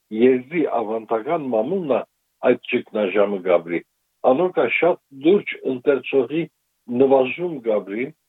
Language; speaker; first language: Armenian; native; Armenian